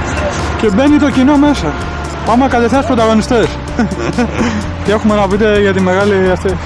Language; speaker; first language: Greek; native; Greek